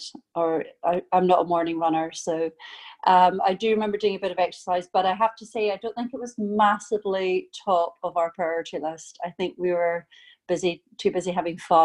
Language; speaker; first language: English; native; English